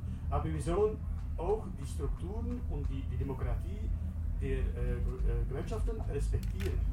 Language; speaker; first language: German; non-native, learner; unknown